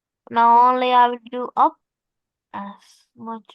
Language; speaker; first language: English; non-native, local second language; Urdu